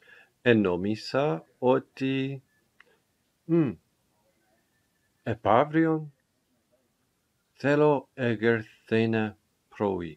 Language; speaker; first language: Greek; non-native, learner; English